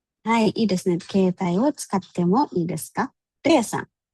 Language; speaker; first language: Japanese; non-native, fluent; Filipino